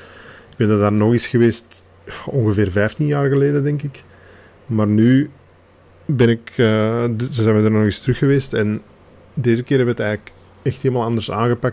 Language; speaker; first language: Dutch; native; Dutch